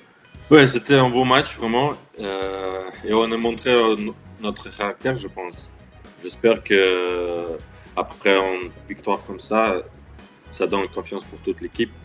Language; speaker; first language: French; non-native, learner; Russian